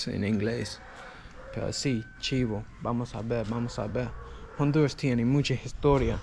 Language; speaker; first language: Spanish; non-native, learner; English